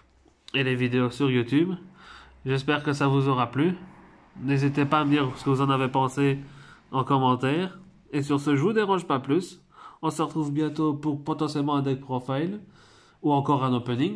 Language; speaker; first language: French; native; French